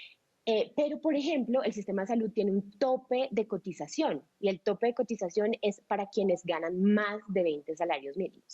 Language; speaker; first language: Spanish; native; Spanish